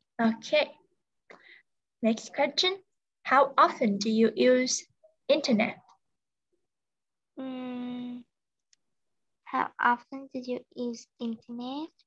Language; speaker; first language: English; non-native, fluent; Vietnamese